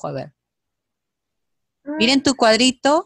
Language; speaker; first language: Spanish; native; Spanish